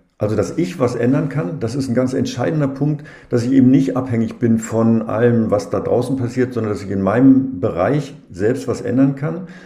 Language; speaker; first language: German; native; German